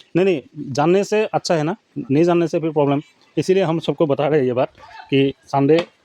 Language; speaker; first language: Hindi; non-native, local second language; Assamese